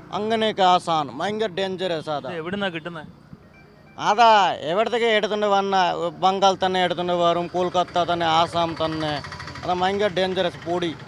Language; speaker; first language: Malayalam; non-native, local second language; Bangla